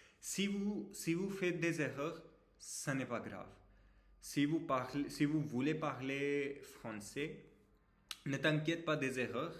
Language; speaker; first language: French; non-native, fluent; Hindi